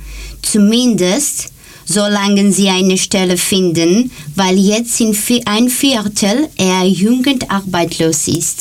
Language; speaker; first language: German; non-native, learner; Greek